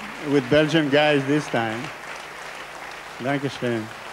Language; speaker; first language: English; non-native, fluent; French